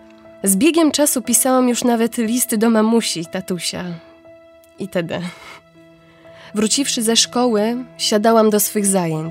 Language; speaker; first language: Polish; native; Polish